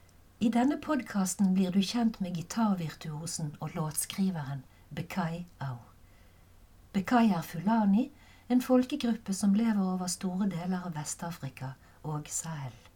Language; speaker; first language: Norwegian; native; Norwegian